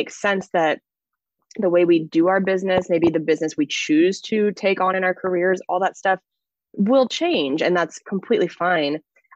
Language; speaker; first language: English; native; English